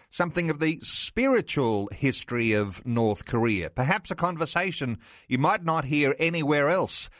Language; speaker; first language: English; native; English